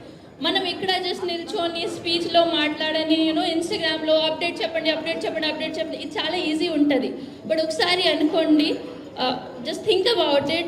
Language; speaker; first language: Telugu; non-native, learner; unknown